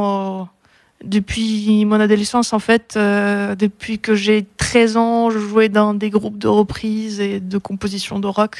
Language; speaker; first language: French; non-native, fluent; Russian